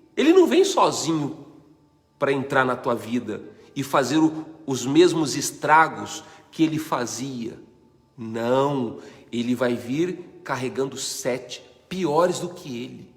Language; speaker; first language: Portuguese; native; Portuguese